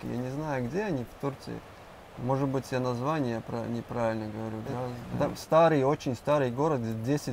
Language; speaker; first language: Russian; non-native, local second language; Latvian